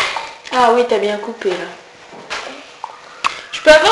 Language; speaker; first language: French; native; French